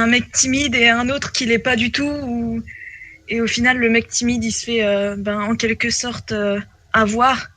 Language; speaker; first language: French; native; French